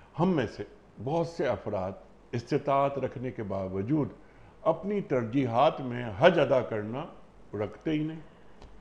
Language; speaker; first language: Urdu; native; Urdu